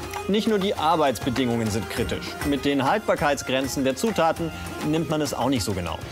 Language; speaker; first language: German; native; German